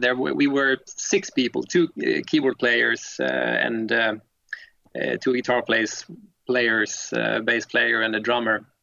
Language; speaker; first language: English; non-native, fluent; Swedish